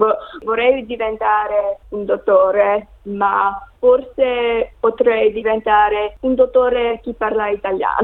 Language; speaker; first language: Italian; non-native, learner; English